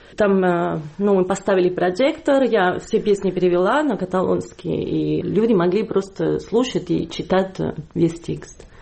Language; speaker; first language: Russian; non-native, fluent; Catalan